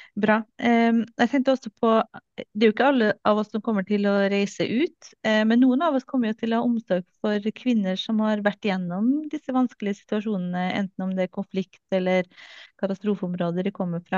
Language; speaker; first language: Norwegian; native; Norwegian